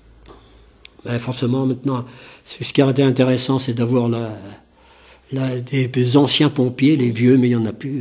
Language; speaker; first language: French; native; French